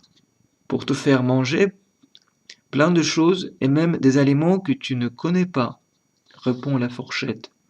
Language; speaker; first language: French; non-native, learner; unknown